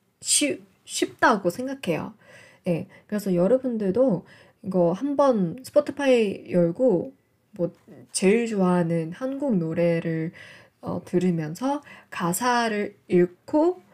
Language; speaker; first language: Korean; non-native, fluent; English